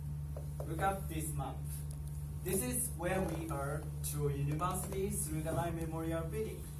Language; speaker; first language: English; non-native, learner; Japanese